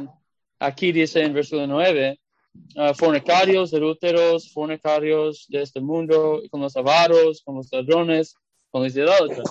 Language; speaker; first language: Spanish; non-native, fluent; English